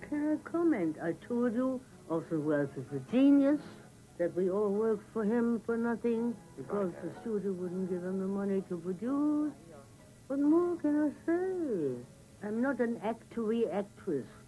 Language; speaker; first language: English; non-native, fluent; German